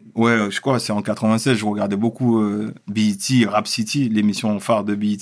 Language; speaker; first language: French; native; French